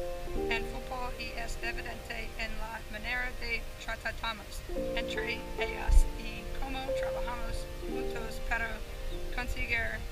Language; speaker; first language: Spanish; non-native, learner; English